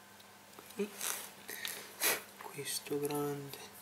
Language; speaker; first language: Italian; non-native, fluent; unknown